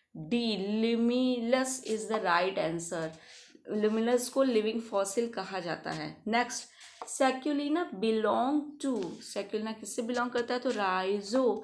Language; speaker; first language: Hindi; native; Hindi